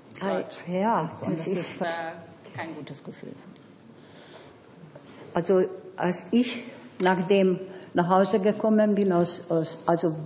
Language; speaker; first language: German; non-native, fluent; Hungarian